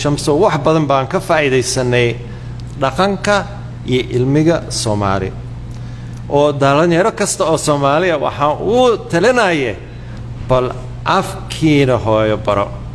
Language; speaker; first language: Somali; non-native, fluent; English